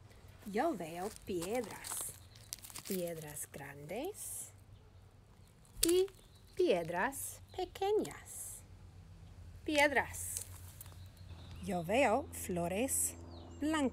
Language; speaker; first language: Spanish; non-native, fluent; English